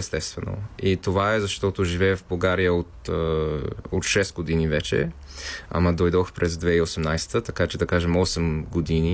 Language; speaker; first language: Bulgarian; non-native, fluent; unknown